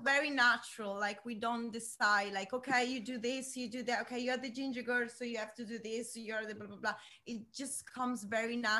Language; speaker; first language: English; non-native, learner; Italian